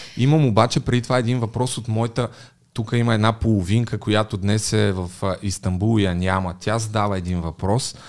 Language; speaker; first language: Bulgarian; native; Bulgarian